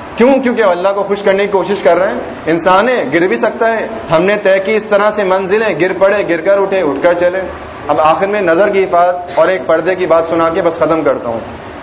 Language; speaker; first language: Urdu; native; Urdu